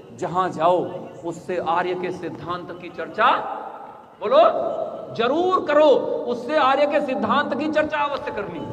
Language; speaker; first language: Hindi; native; Hindi